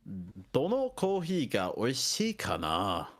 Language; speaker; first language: Japanese; non-native, learner; English